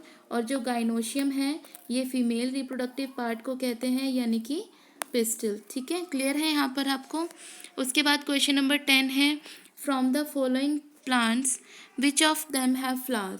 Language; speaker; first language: Hindi; native; Hindi